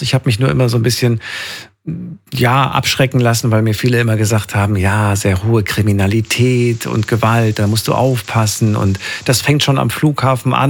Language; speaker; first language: German; native; German